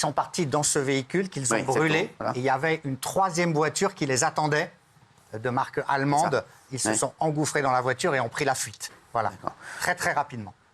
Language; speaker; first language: French; native; French